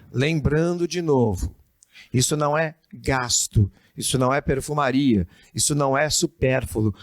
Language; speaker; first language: Portuguese; native; Portuguese